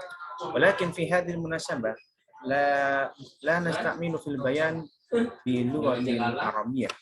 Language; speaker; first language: Arabic; non-native, learner; Indonesian